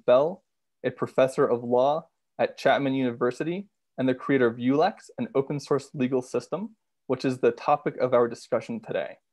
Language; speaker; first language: English; native; English